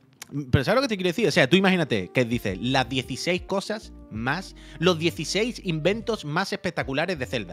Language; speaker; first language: Spanish; native; Spanish